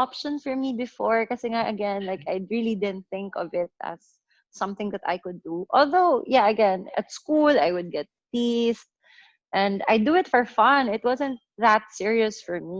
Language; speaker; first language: English; non-native, local second language; Hiligaynon